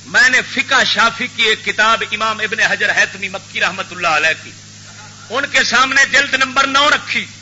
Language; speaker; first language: Urdu; non-native, local second language; Punjabi